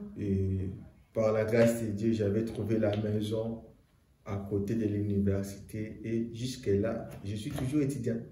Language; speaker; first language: French; non-native, local second language; Lingala